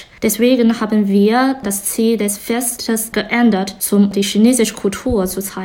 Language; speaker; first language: German; non-native, fluent; Chinese